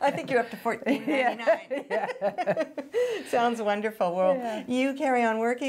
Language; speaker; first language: English; native; English